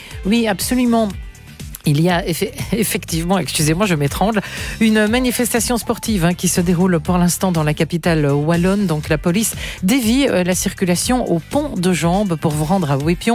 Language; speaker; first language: French; native; French